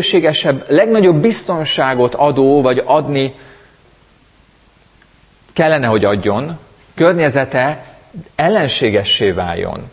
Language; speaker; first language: Hungarian; native; Hungarian